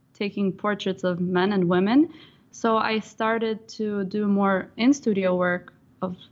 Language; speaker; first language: English; non-native, fluent; Russian